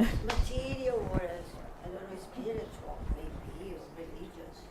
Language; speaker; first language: English; non-native, fluent; Portuguese